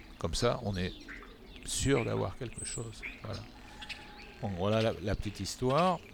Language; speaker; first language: French; non-native, local second language; Arabic